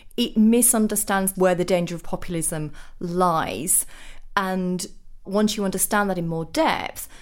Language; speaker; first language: English; native; English